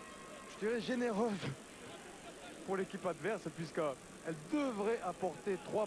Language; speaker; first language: French; native; French